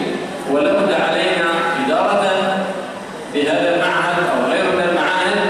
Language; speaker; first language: Arabic; native; Arabic